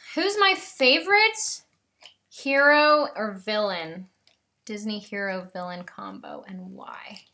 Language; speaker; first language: English; native; English